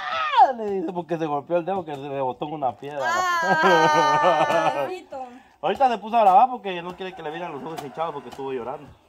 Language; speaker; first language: Spanish; native; Spanish